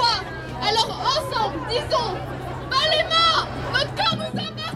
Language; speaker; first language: French; native; French